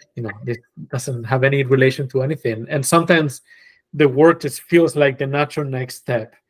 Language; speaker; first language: English; non-native, fluent; Spanish